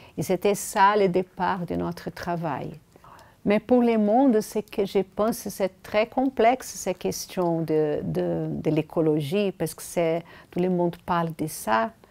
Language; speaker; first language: French; non-native, fluent; Portuguese